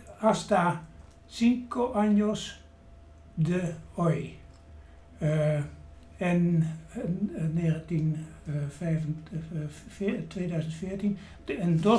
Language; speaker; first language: Spanish; non-native, learner; Dutch